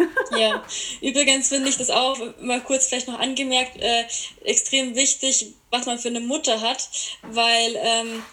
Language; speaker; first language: German; native; German